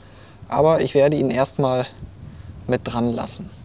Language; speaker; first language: German; native; German